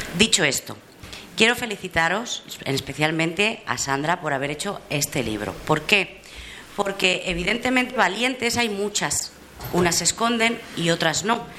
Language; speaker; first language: Spanish; native; Spanish